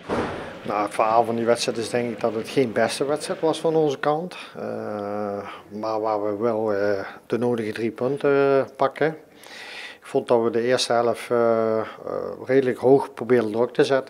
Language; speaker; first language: Dutch; native; Dutch